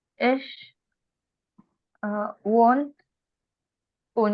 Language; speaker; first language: German; non-native, learner; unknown